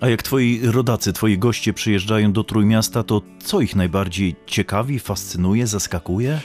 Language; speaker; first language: Polish; native; Polish